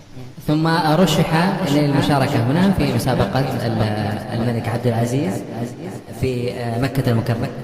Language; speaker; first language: Arabic; native; Arabic